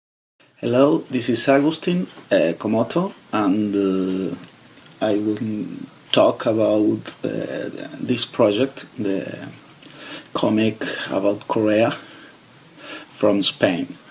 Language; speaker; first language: English; non-native, fluent; Spanish